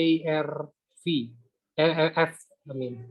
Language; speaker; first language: English; non-native, learner; Indonesian